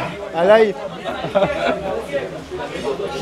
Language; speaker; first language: French; native; French